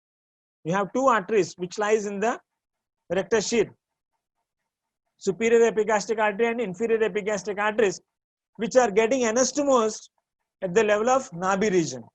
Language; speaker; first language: English; non-native, local second language; Tamil